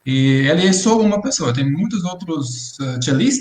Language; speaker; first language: Portuguese; non-native, fluent; English